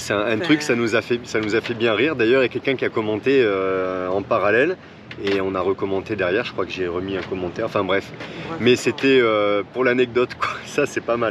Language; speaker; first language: French; native; French